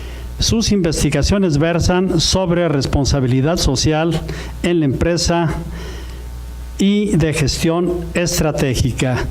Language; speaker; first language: Spanish; native; Spanish